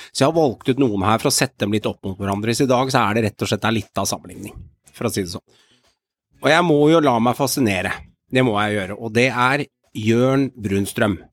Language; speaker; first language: Norwegian; native; Norwegian